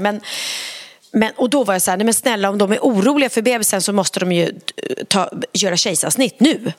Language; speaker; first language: Swedish; native; Swedish